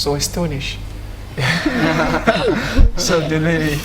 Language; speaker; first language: English; non-native, fluent; French